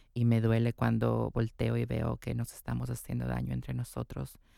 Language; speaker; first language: Spanish; native; Spanish